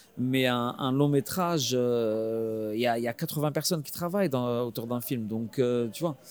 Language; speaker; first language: French; non-native, local second language; Arabic